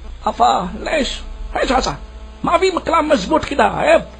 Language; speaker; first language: Arabic; non-native, learner; Urdu